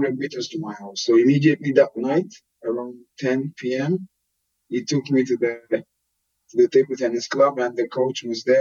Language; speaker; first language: English; non-native, local second language; Yoruba